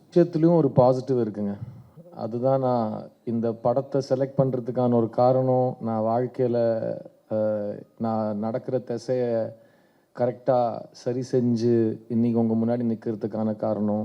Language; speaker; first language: Tamil; native; Tamil